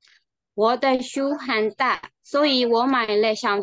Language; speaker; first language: Chinese; non-native, learner; Thai